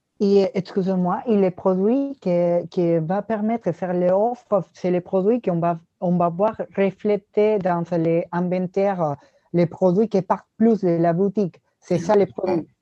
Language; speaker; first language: French; non-native, learner; Spanish